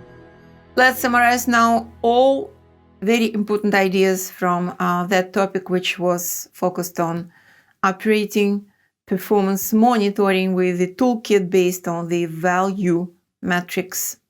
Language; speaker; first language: English; non-native, fluent; Russian